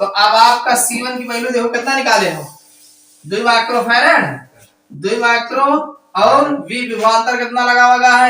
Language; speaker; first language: Hindi; native; Hindi